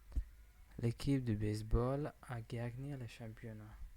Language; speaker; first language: French; non-native, learner; English